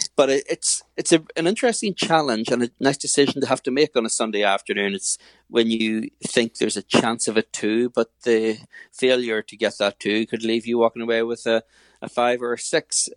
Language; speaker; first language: English; native; English